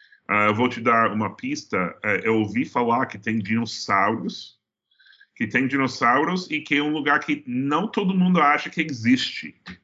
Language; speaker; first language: Portuguese; non-native, fluent; English